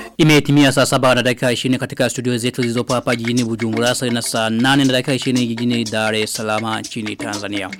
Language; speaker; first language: Swahili; non-native, local second language; Rundi